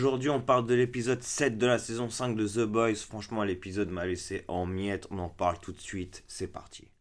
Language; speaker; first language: French; native; French